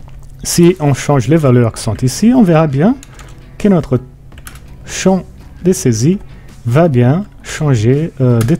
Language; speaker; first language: French; non-native, fluent; Portuguese